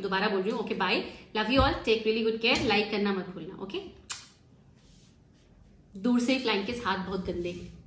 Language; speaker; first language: Hindi; native; Hindi